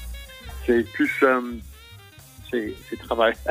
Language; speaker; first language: French; non-native, fluent; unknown